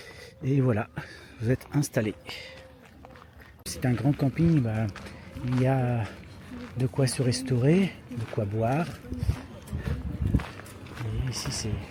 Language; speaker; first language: French; native; French